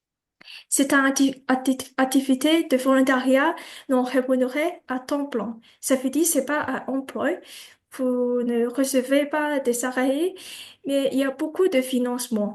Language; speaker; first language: French; non-native, learner; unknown